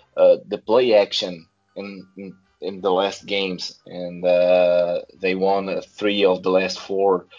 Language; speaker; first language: English; non-native, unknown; Portuguese